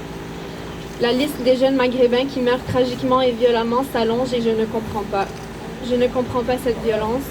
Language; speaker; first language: French; early bilingual, other home language; Arabic